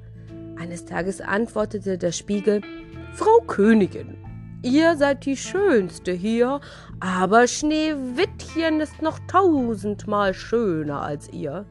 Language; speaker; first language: German; native; German